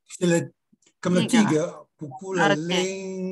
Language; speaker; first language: French; non-native, learner; Chinese